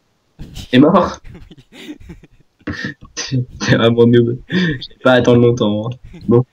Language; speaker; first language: French; native; French